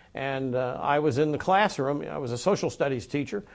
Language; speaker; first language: English; native; English